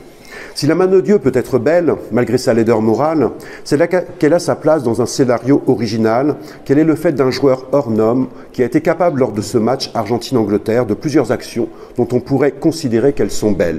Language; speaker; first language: French; native; French